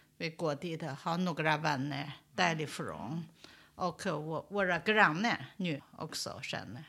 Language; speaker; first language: Swedish; non-native, learner; Chinese